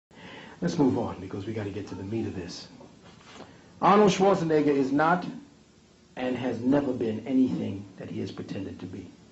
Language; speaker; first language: English; native; English